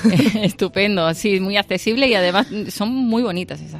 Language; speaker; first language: Spanish; native; Spanish